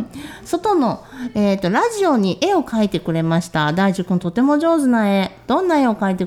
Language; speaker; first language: Japanese; native; Japanese